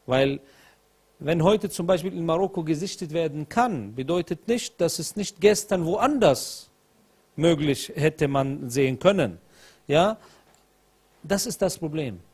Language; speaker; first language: German; non-native, fluent; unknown